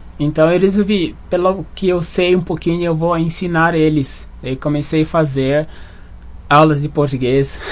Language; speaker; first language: Portuguese; non-native, fluent; Wolof